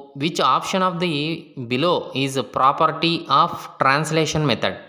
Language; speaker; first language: English; non-native, local second language; Telugu